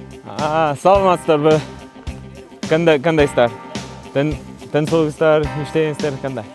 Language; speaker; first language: Kyrgyz; non-native, learner; English